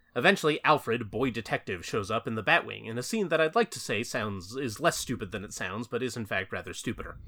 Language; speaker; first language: English; native; English